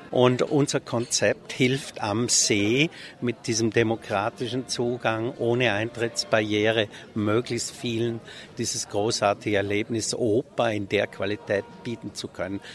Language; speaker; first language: German; native; German